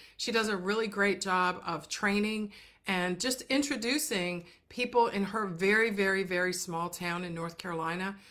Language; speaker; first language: English; native; English